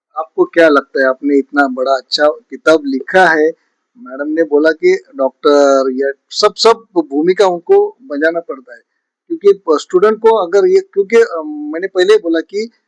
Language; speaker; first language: Hindi; non-native, local second language; Marathi